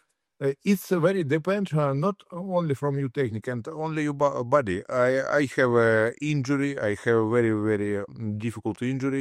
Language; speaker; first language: English; non-native, learner; Russian